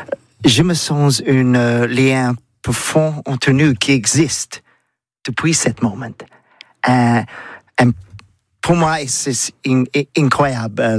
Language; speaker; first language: French; non-native, learner; English